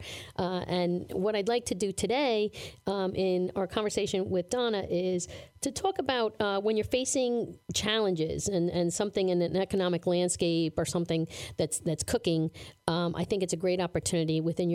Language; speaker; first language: English; native; English